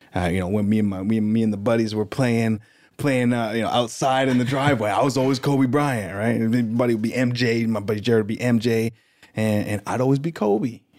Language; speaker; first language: English; native; English